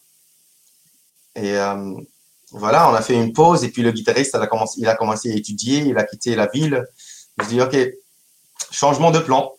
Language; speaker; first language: French; non-native, local second language; Arabic